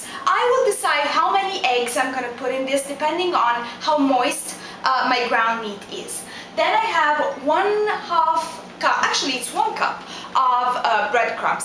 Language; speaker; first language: English; non-native, fluent; Italian